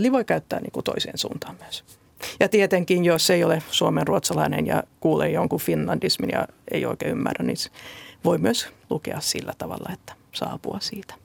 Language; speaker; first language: Finnish; non-native, local second language; Swedish